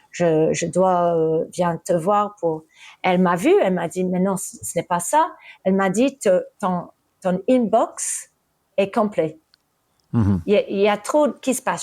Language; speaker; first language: French; early bilingual, heritage; English